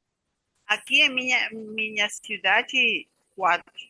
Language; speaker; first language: Portuguese; non-native, learner; Spanish